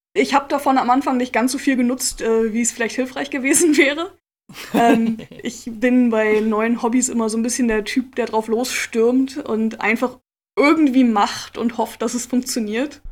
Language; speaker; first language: German; native; German